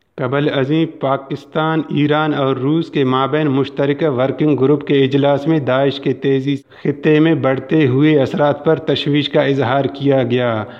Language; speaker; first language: Urdu; non-native, local second language; Baluchi